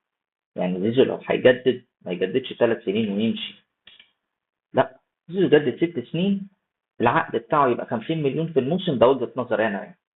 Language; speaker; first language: Arabic; native; Arabic